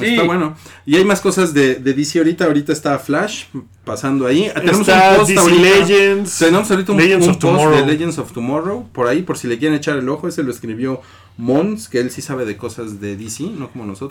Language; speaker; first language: Spanish; native; Spanish